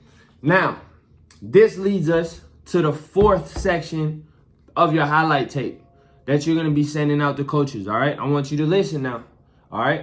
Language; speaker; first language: English; native; English